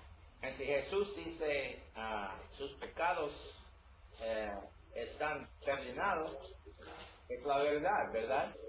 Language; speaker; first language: Spanish; non-native, learner; English